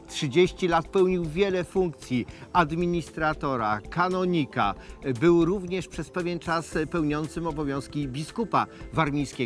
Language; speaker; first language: Polish; native; Polish